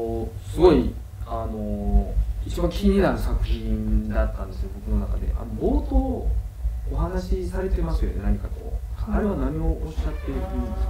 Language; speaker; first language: Japanese; native; Japanese